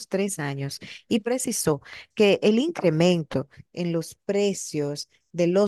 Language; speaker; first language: Spanish; native; Spanish